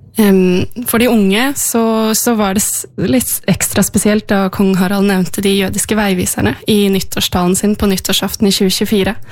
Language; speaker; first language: Norwegian; native; Norwegian